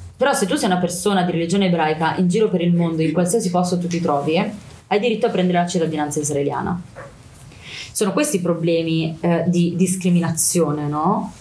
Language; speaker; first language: Italian; native; Italian